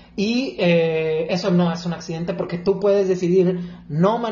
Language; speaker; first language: Spanish; native; Spanish